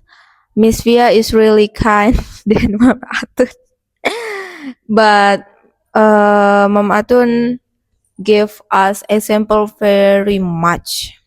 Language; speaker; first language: English; non-native, learner; Indonesian